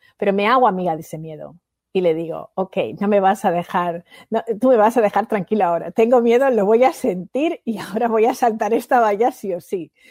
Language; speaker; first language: Spanish; native; Spanish